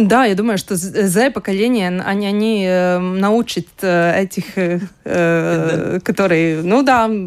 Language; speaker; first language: Russian; non-native, local second language; Latvian